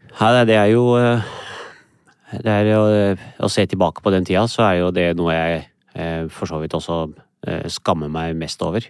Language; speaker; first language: Norwegian; early bilingual, other home language; Punjabi